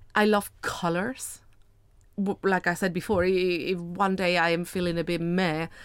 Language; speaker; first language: English; non-native, fluent; Spanish